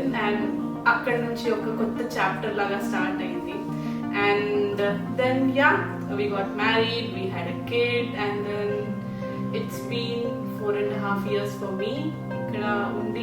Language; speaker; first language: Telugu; non-native, local second language; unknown